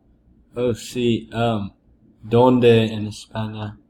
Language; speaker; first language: Spanish; non-native, learner; English